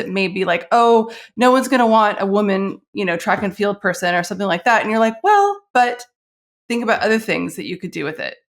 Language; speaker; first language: English; native; English